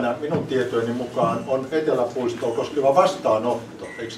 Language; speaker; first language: Finnish; native; Finnish